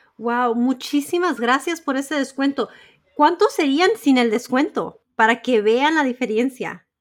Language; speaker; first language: Spanish; early bilingual, heritage; Spanish